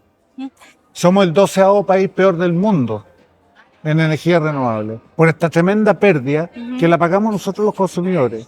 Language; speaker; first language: Spanish; native; Spanish